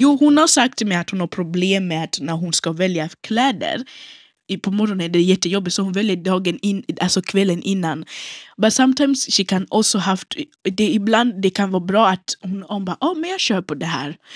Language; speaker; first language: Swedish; non-native, local second language; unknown